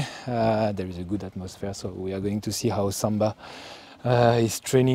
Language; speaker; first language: English; non-native, fluent; French